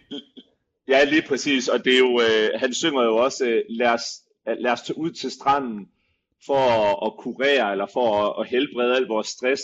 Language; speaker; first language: Danish; native; Danish